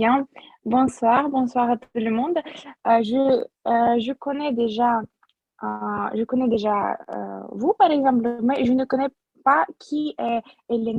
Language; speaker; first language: French; non-native, fluent; Russian